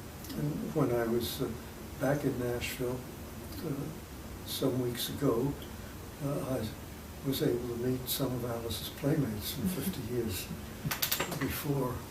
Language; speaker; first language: English; native; English